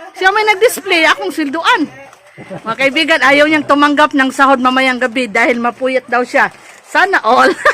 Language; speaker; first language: Filipino; native; Filipino